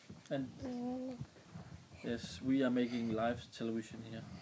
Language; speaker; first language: English; non-native, learner; Danish